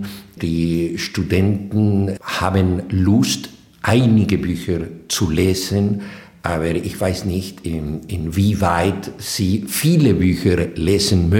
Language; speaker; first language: German; non-native, fluent; Spanish